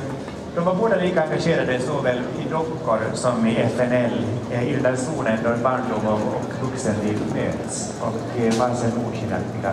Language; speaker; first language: Swedish; native; Swedish